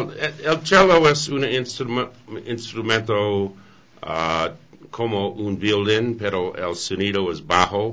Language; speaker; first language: Spanish; non-native, learner; English